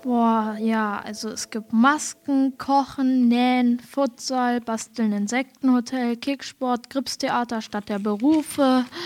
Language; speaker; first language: German; native; German